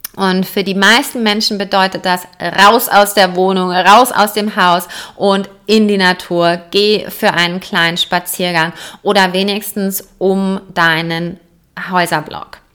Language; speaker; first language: German; native; German